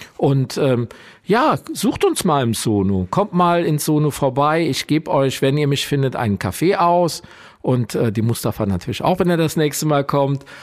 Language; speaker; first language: German; native; German